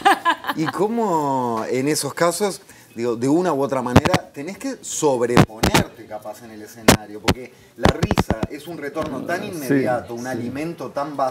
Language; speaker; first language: Spanish; native; Spanish